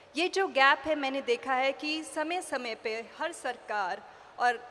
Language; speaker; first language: Hindi; native; Hindi